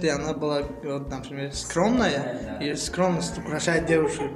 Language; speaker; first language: Russian; non-native, learner; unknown